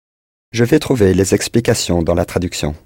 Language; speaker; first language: French; non-native, learner; English